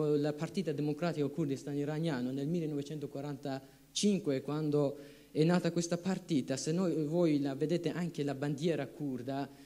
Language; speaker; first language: Italian; non-native, fluent; Persian